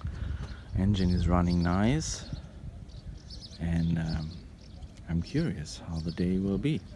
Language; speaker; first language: English; non-native, fluent; German